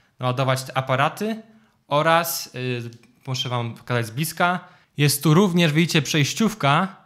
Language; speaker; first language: Polish; native; Polish